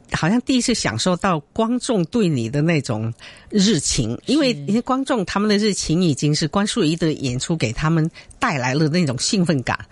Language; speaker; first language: Chinese; native; Chinese